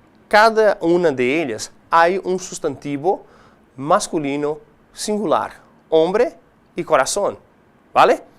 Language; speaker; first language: Spanish; non-native, fluent; Portuguese